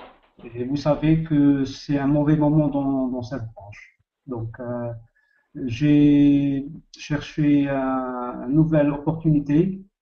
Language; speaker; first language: French; non-native, learner; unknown